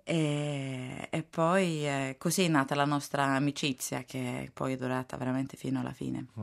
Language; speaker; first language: Italian; non-native, fluent; Swedish